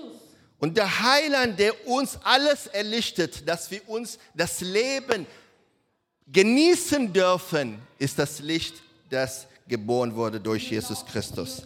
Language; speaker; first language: German; non-native, learner; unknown